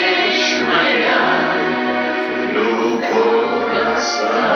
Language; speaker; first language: Russian; native; Russian